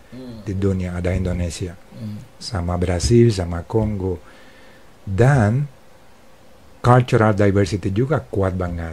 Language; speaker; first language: Indonesian; non-native, fluent; Spanish